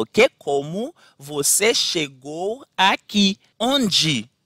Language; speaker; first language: Portuguese; non-native, fluent; Haitian Creole